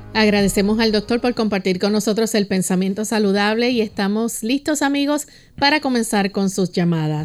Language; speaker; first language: Spanish; native; Spanish